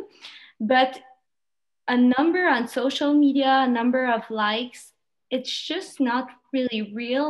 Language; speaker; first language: English; non-native, fluent; French